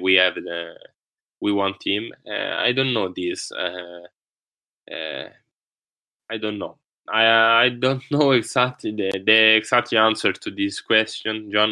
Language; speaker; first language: English; non-native, learner; Italian